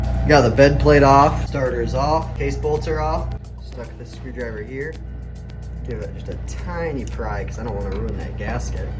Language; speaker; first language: English; native; English